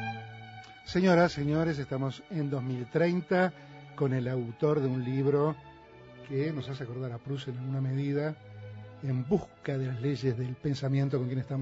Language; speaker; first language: Spanish; native; Spanish